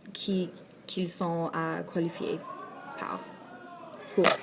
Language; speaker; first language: French; non-native, learner; Persian